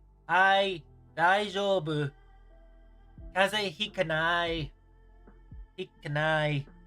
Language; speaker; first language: Japanese; non-native, learner; English